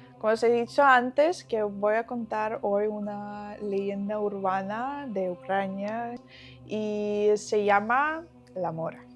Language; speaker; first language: Spanish; non-native, fluent; Ukrainian